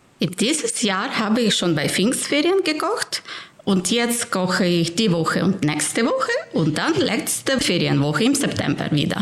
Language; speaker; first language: German; non-native, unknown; Ukrainian